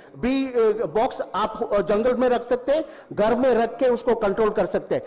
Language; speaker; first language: Hindi; non-native, local second language; Tamil